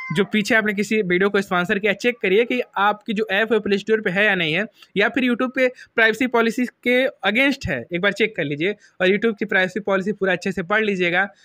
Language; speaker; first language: Hindi; native; Hindi